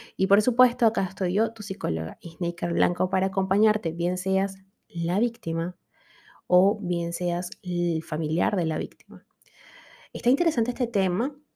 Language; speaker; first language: Spanish; native; Spanish